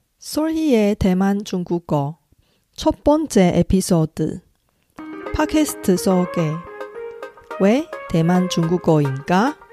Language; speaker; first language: Korean; non-native, fluent; Chinese